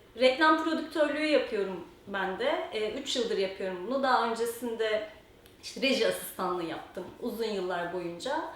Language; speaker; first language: Turkish; native; Turkish